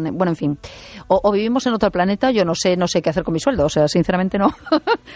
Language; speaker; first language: Spanish; native; Spanish